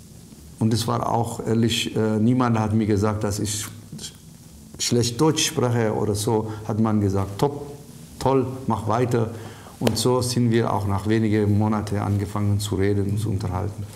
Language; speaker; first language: German; non-native, fluent; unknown